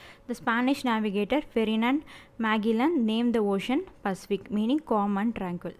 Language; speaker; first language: English; non-native, local second language; Tamil